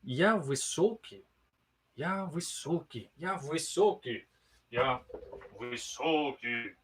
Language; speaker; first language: Russian; non-native, learner; English